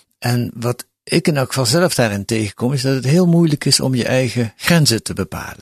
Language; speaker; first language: Dutch; native; Dutch